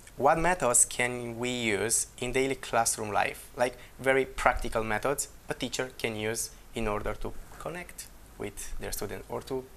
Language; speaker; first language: English; non-native, fluent; Romanian